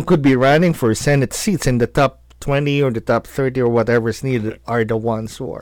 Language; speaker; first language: English; non-native, local second language; Filipino